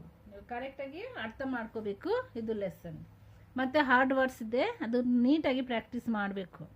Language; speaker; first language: Kannada; non-native, local second language; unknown